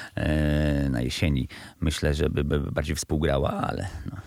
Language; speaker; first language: Polish; native; Polish